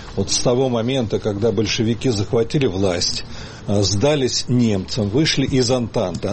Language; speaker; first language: Russian; native; Russian